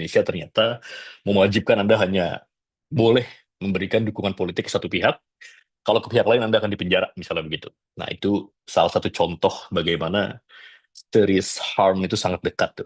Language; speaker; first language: Indonesian; native; Indonesian